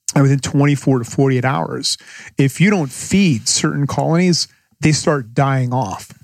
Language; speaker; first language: English; native; English